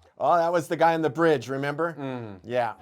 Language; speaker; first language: English; native; English